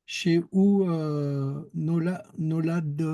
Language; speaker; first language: Hebrew; non-native, learner; French